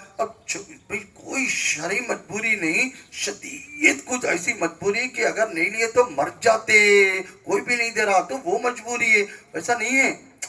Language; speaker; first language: Urdu; native; Urdu